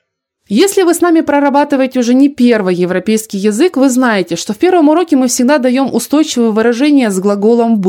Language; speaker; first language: Russian; native; Russian